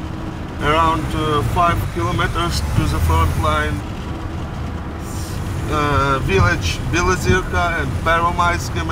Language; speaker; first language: English; non-native, learner; Ukrainian